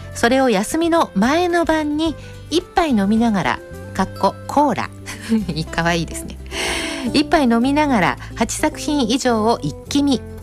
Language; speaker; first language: Japanese; native; Japanese